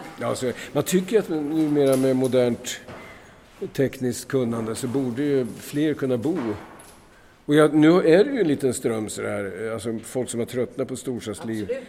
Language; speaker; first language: Swedish; native; Swedish